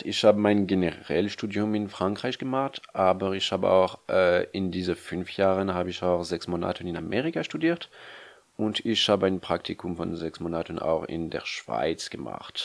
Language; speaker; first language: German; non-native, fluent; French